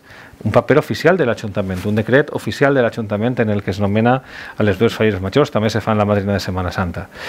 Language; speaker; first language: Catalan; native; Catalan